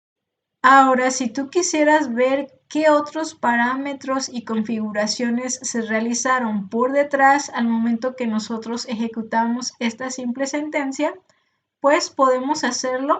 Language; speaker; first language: Spanish; native; Spanish